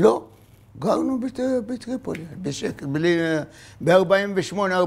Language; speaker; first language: Hebrew; non-native, fluent; Arabic